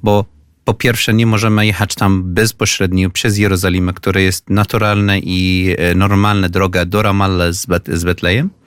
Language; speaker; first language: Polish; non-native, fluent; Arabic